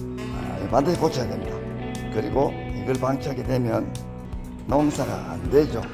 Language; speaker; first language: Korean; native; Korean